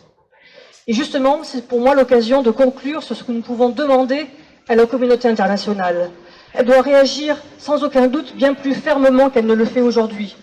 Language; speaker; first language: French; native; French